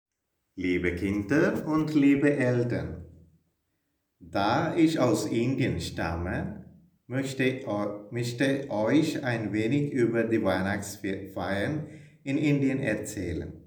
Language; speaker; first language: German; non-native, fluent; Malayalam